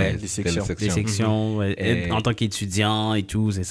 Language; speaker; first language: French; native; French